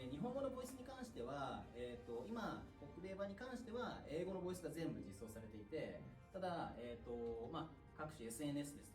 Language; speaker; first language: Japanese; native; Japanese